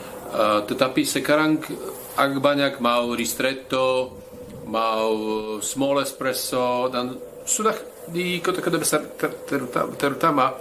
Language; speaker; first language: Indonesian; non-native, fluent; Slovak